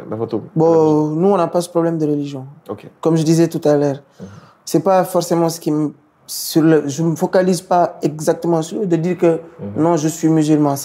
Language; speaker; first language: French; non-native, local second language; Wolof